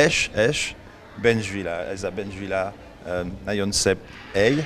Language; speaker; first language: Hungarian; non-native, learner; French